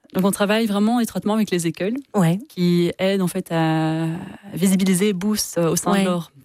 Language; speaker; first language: French; native; French